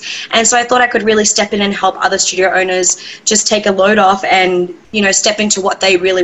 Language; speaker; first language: English; native; English